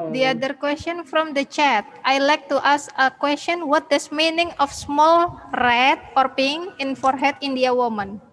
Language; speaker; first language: English; non-native, learner; Indonesian